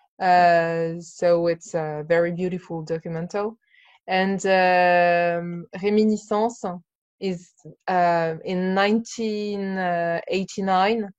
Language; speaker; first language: English; non-native, learner; French